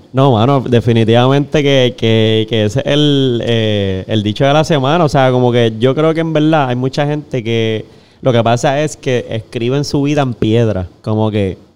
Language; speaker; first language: Spanish; native; Spanish